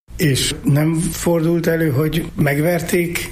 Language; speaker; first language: Hungarian; native; Hungarian